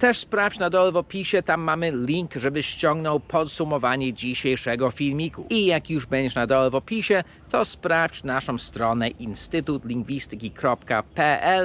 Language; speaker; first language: Polish; non-native, fluent; English